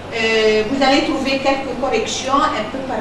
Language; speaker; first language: French; non-native, fluent; Arabic